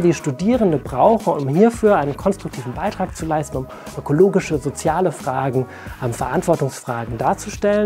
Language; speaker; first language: German; native; German